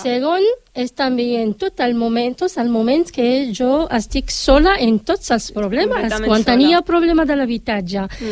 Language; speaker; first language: Catalan; non-native, fluent; Arabic